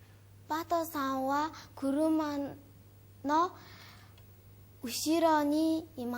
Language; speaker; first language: Japanese; non-native, learner; Mongolian